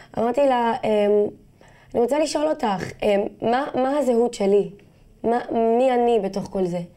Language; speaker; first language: Hebrew; non-native, local second language; Arabic